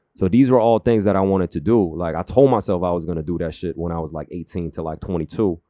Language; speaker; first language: English; early bilingual, other home language; Korean